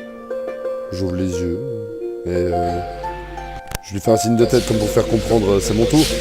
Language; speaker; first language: French; native; French